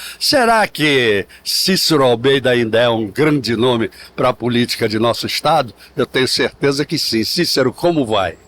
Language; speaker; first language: Portuguese; native; Portuguese